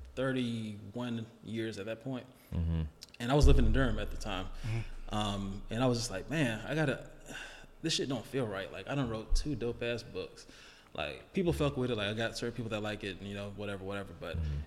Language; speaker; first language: English; native; English